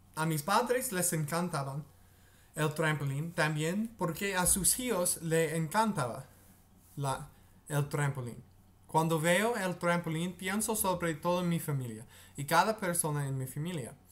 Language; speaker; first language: Spanish; non-native, learner; English